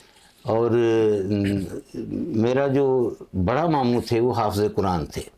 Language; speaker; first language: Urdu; non-native, local second language; Punjabi